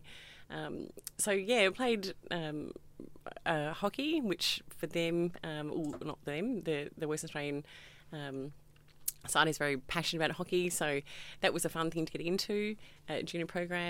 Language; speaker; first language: English; native; English